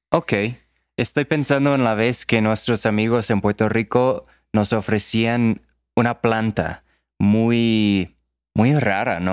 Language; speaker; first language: Spanish; non-native, fluent; English